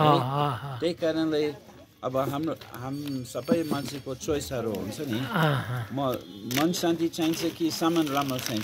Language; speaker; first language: Nepali; non-native, fluent; English